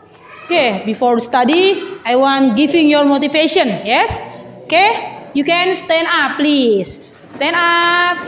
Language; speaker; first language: English; non-native, learner; Indonesian